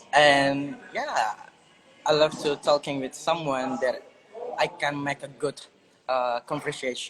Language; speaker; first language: English; non-native, learner; Indonesian